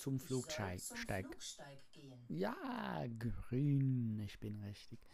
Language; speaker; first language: German; non-native, learner; English